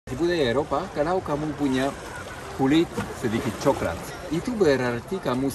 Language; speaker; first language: Indonesian; non-native, fluent; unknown